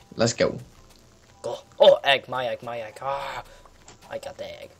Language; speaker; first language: English; non-native, fluent; Dutch